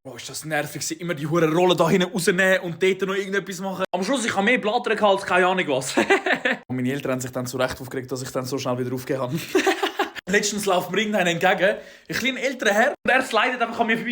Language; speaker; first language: German; native; German